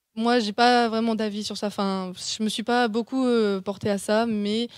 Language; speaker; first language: French; native; French